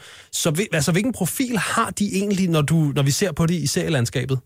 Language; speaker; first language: Danish; native; Danish